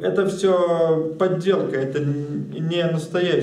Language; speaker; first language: Russian; native; Russian